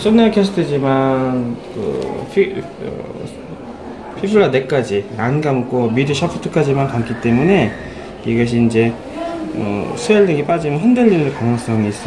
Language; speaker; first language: Korean; native; Korean